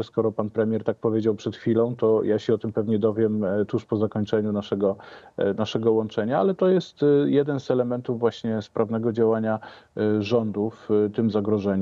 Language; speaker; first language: Polish; native; Polish